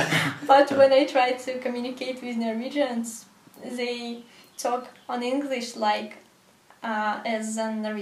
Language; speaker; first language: English; non-native, learner; Russian